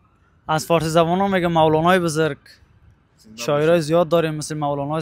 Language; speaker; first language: Persian; native; Persian